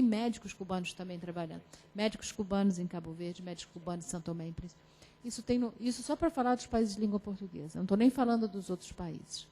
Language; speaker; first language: Portuguese; native; Portuguese